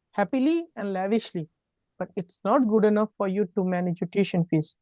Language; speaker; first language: English; non-native, fluent; Bangla